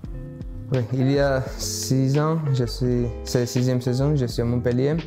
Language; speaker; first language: French; non-native, learner; Georgian